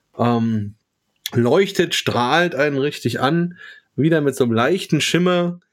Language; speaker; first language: German; native; German